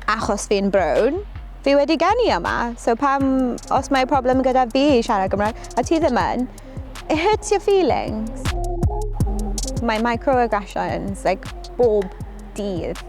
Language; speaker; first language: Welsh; non-native, local second language; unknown